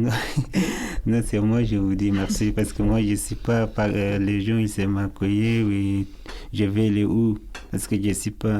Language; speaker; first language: French; non-native, learner; Arabic